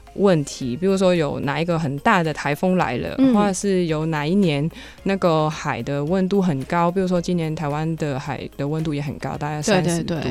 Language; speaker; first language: Chinese; non-native, fluent; Cantonese